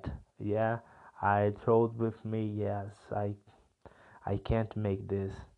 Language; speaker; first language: English; non-native, learner; Portuguese